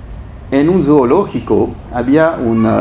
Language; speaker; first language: Spanish; non-native, fluent; French